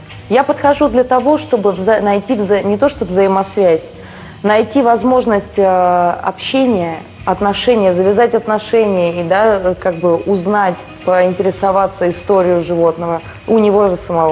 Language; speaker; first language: Russian; native; Russian